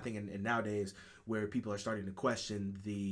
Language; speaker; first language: English; native; English